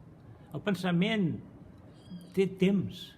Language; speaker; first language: Catalan; non-native, fluent; Portuguese